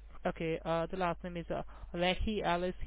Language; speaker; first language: English; non-native, local second language; Gujarati